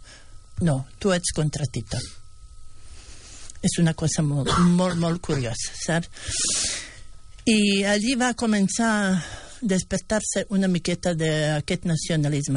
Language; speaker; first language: Catalan; non-native, fluent; Bosnian